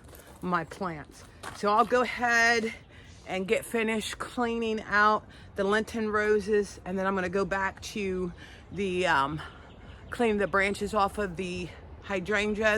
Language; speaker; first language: English; native; English